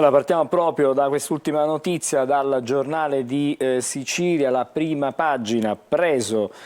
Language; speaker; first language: Italian; native; Italian